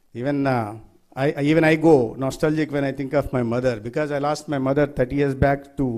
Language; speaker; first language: English; non-native, local second language; Telugu